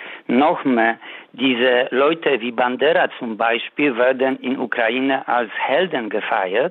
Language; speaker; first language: German; non-native, fluent; Polish